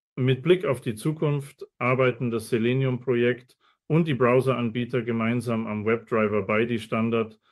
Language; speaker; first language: German; non-native, fluent; Spanish